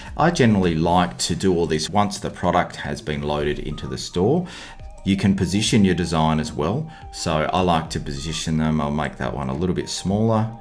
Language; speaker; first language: English; native; English